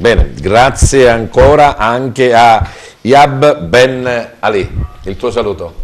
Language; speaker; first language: Italian; native; Italian